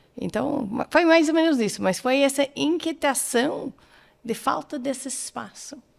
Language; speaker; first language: Portuguese; non-native, fluent; English